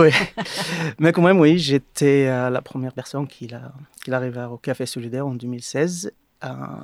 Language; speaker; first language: French; non-native, learner; Arabic